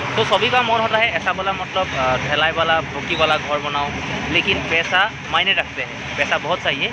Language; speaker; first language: Hindi; non-native, local second language; Assamese